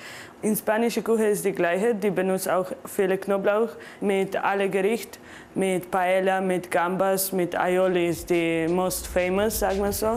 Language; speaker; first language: German; non-native, learner; Croatian